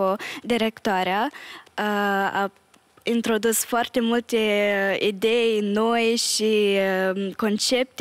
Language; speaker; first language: Romanian; early bilingual, heritage; Romanian